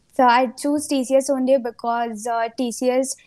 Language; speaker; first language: English; non-native, local second language; Hindi